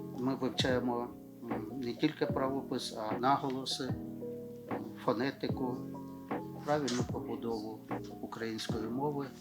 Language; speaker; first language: Ukrainian; non-native, local second language; Russian